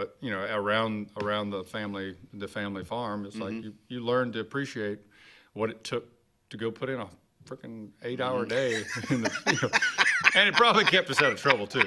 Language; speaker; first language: English; native; English